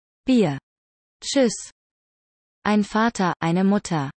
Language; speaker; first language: German; non-native, learner; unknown